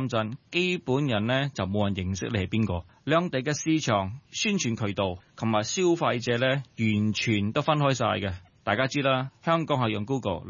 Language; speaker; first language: Cantonese; early bilingual, heritage; Cantonese